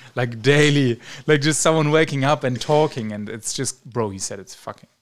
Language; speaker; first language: English; non-native, fluent; German